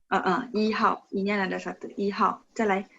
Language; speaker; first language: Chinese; non-native, fluent; Indonesian